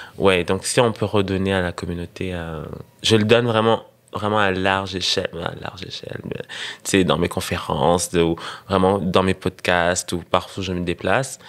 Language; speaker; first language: French; non-native, local second language; Rundi